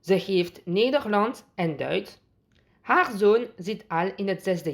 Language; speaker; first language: Dutch; non-native, fluent; French